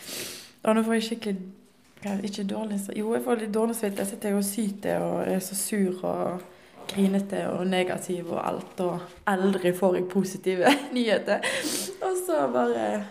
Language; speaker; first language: Norwegian; native; Norwegian